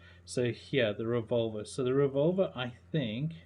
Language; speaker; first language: English; native; English